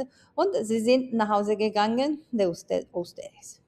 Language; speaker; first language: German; non-native, fluent; Spanish